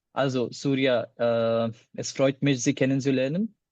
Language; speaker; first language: German; non-native, learner; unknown